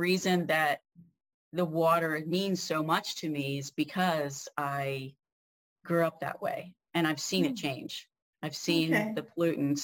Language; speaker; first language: English; native; English